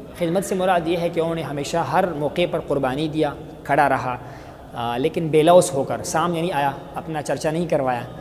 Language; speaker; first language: Urdu; non-native, local second language; Pashto